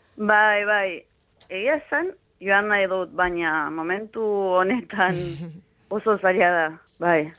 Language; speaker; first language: Basque; non-native, fluent; Spanish